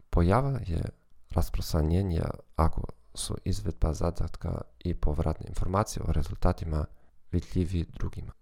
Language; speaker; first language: Croatian; early bilingual, heritage; German